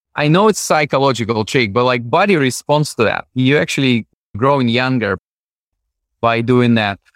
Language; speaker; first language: English; non-native, fluent; Russian